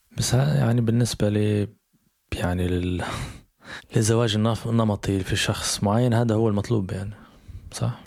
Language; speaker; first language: Arabic; native; Arabic